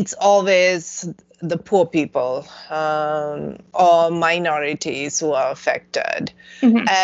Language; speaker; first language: English; non-native, local second language; Sinhala